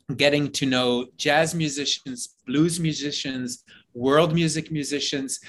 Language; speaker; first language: English; non-native, fluent; Hebrew